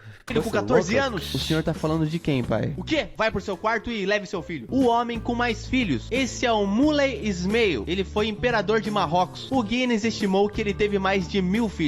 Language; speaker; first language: Portuguese; native; Portuguese